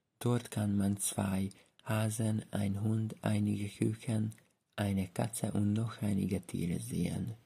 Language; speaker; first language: German; non-native, learner; Hungarian